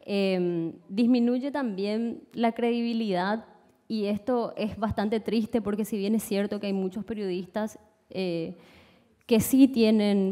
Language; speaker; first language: Spanish; native; Spanish